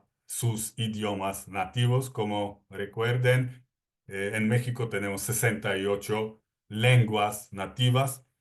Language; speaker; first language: Spanish; non-native, fluent; Polish